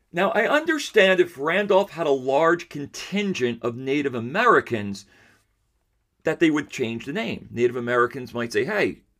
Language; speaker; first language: English; early bilingual, other home language; Italian